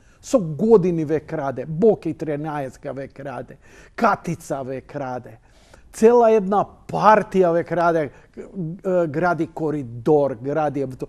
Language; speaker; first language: Macedonian; native; Macedonian